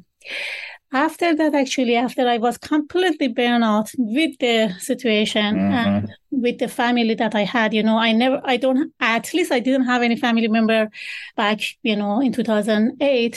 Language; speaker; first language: English; non-native, fluent; Persian